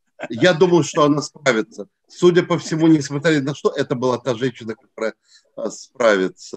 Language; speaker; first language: Russian; native; Russian